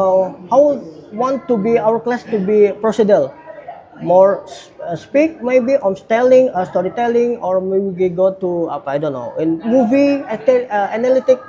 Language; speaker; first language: English; non-native, learner; Indonesian